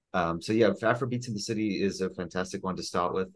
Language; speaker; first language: English; native; English